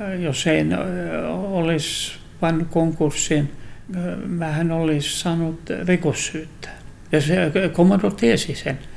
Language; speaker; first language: Finnish; non-native, local second language; Swedish